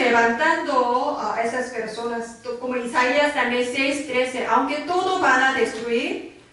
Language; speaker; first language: Spanish; non-native, learner; Korean